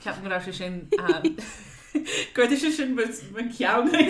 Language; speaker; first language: Irish; non-native, local second language; English